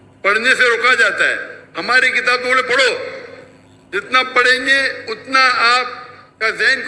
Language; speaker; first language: Hindi; non-native, local second language; Konkani